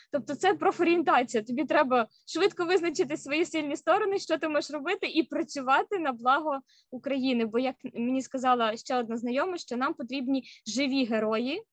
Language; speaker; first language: Ukrainian; native; Ukrainian